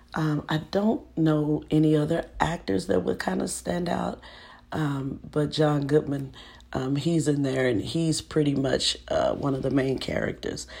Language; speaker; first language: English; native; English